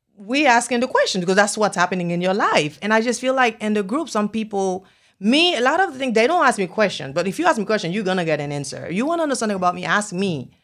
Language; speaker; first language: English; non-native, fluent; Haitian Creole